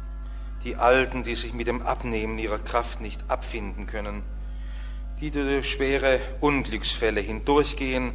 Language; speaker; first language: German; native; German